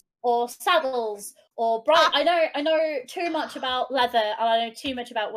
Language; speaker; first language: English; non-native, local second language; Welsh